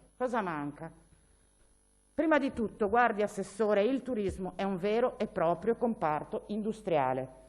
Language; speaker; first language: Italian; native; Italian